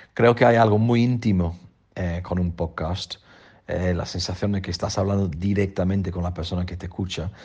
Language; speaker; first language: Spanish; non-native, fluent; English